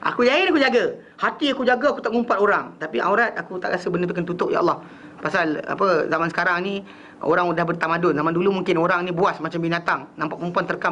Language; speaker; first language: Malay; native; Malay